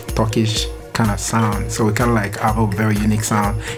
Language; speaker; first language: English; non-native, local second language; Yoruba